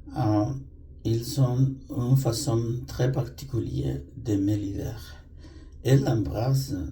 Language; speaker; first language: French; non-native, fluent; Spanish